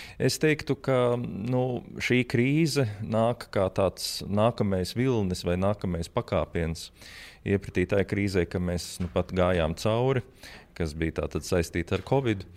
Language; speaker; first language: Latvian; native; Latvian